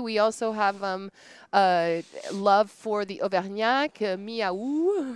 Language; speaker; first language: English; native; English